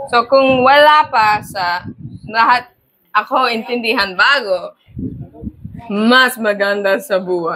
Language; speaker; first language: Filipino; non-native, learner; English